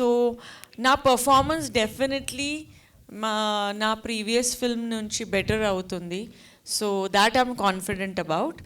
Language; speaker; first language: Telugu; non-native, fluent; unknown